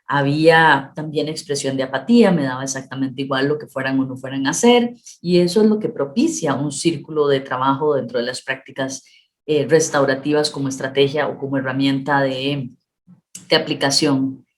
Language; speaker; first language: Spanish; native; Spanish